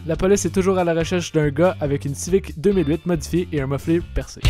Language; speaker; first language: French; native; French